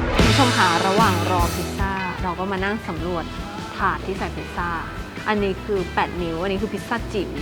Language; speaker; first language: Thai; native; Thai